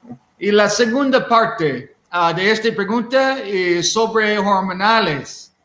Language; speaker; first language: Spanish; non-native, learner; English